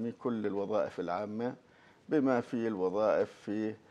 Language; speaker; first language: Arabic; native; Arabic